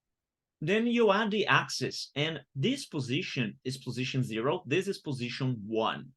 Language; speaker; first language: English; non-native, fluent; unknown